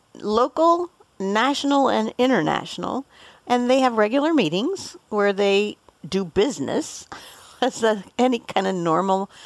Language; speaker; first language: English; native; English